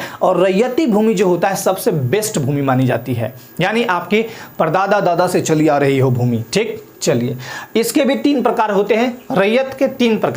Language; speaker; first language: Hindi; native; Hindi